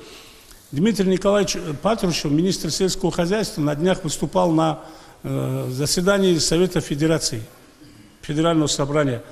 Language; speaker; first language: Russian; native; Russian